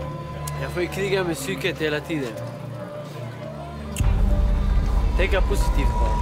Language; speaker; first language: Swedish; non-native, local second language; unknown